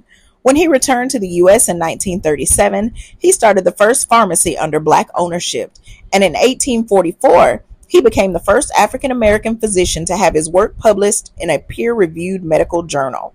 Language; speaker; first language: English; native; English